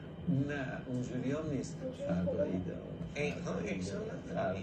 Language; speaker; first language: Persian; native; Persian